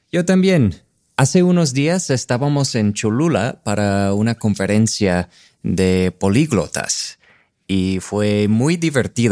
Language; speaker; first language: Spanish; non-native, fluent; English